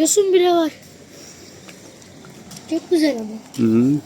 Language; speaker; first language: Turkish; early bilingual, heritage; Turkish